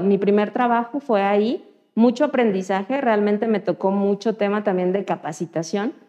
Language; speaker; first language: Spanish; native; Spanish